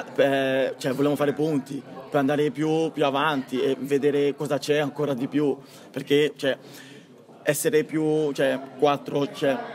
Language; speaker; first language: Italian; non-native, fluent; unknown